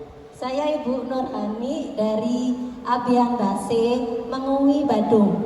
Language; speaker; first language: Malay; non-native, local second language; Javanese